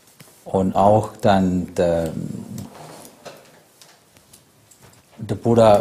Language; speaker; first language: German; non-native, fluent; Sinhala